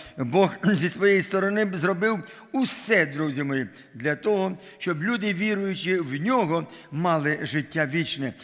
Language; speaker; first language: Ukrainian; non-native, local second language; Russian